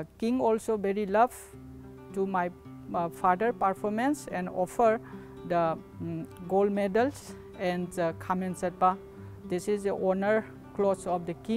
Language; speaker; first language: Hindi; non-native, local second language; Manipuri